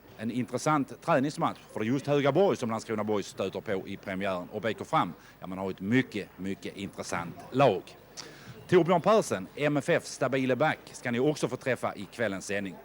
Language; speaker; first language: Swedish; native; Swedish